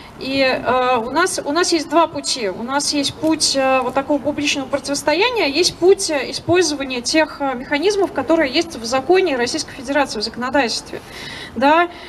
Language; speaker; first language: Russian; native; Russian